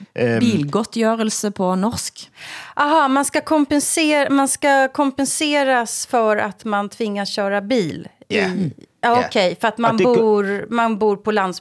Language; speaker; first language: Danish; non-native, learner; Swedish